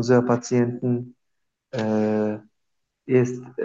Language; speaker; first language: German; non-native, learner; Turkish